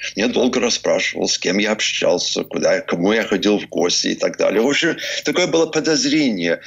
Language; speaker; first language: Russian; early bilingual, heritage; Russian